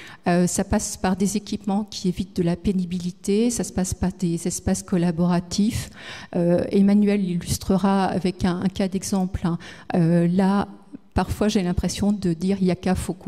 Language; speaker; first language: French; native; French